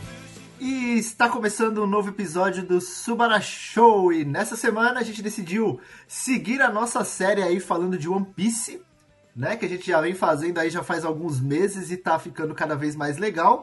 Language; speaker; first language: Portuguese; native; Portuguese